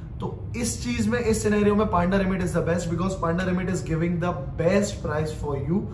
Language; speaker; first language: Hindi; native; Hindi